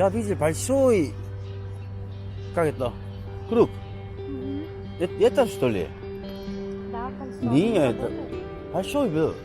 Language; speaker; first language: Russian; non-native, learner; Korean